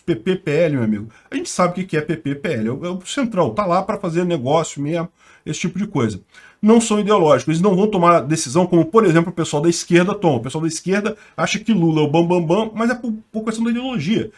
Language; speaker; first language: Portuguese; native; Portuguese